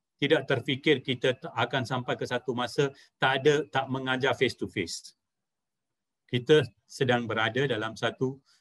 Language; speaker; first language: Malay; non-native, local second language; Punjabi